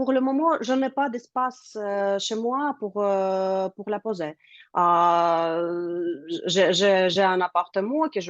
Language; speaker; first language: French; non-native, learner; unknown